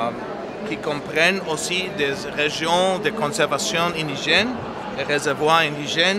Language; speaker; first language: French; non-native, fluent; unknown